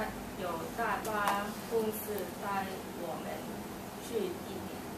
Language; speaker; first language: Chinese; non-native, learner; English